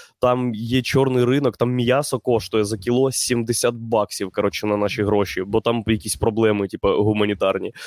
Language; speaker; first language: Ukrainian; native; Ukrainian